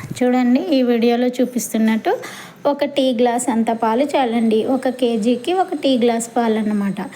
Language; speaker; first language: Telugu; non-native, local second language; Urdu